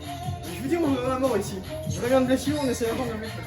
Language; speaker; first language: French; native; French